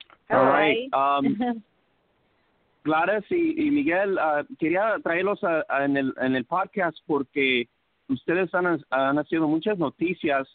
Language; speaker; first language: Spanish; early bilingual, heritage; English